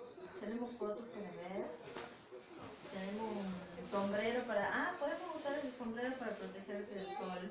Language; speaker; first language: Spanish; native; Spanish